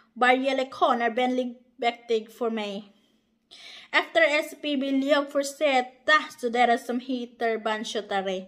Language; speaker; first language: Swedish; non-native, learner; Filipino